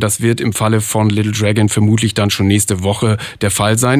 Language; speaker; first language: German; native; German